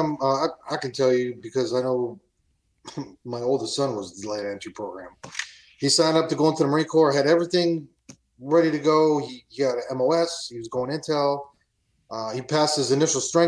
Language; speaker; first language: English; non-native, fluent; German